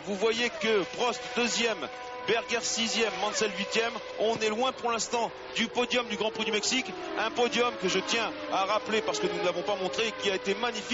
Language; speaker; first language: French; native; French